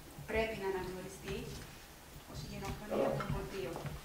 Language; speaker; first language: Greek; native; Greek